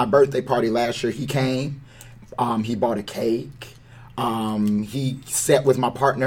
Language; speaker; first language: English; native; English